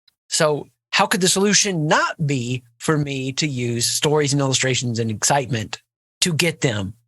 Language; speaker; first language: English; native; English